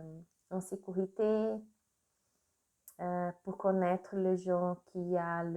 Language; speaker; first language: French; non-native, learner; Portuguese